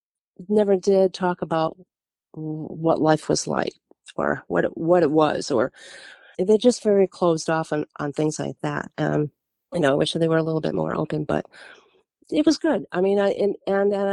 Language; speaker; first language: English; early bilingual, other home language; German